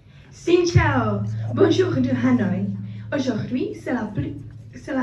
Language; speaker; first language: French; non-native, learner; Czech